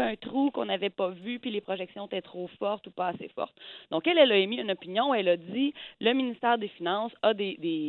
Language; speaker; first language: French; native; French